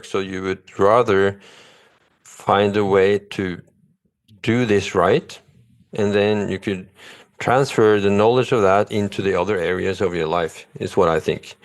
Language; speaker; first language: English; non-native, fluent; Norwegian